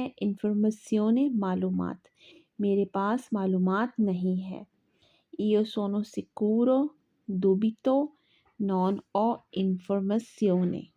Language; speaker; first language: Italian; non-native, fluent; Urdu